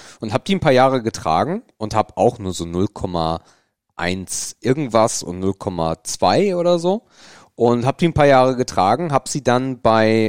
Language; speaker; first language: German; native; German